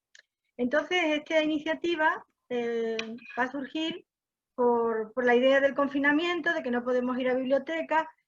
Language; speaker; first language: Spanish; native; Spanish